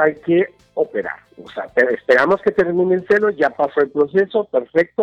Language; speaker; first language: Spanish; native; Spanish